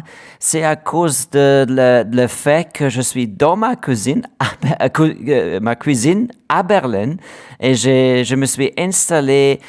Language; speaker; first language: French; non-native, learner; German